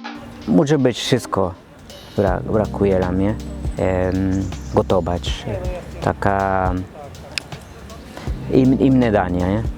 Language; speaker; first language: Polish; non-native, learner; Spanish